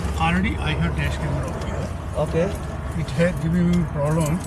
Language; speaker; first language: English; non-native, learner; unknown